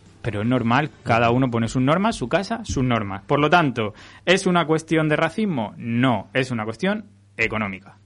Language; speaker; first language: Spanish; native; Spanish